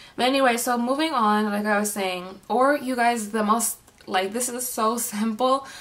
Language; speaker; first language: English; native; English